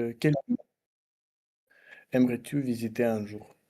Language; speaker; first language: French; non-native, learner; Russian